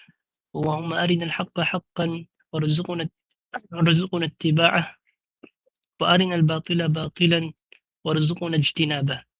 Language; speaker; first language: Arabic; non-native, fluent; Filipino